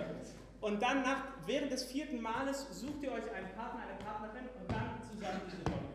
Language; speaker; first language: German; native; German